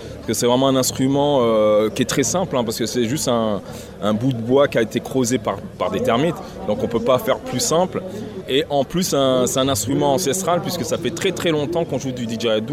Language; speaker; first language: French; native; French